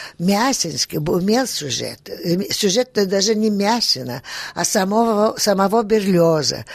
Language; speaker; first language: Russian; early bilingual, heritage; Russian